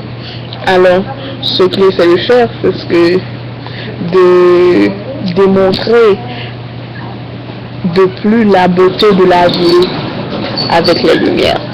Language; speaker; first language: French; non-native, learner; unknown